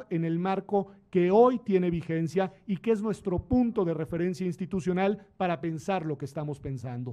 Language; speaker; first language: Spanish; native; Spanish